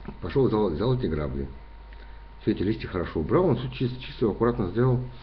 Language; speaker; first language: Russian; native; Russian